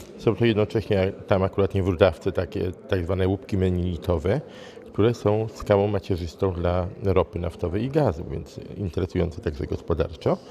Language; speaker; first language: Polish; native; Polish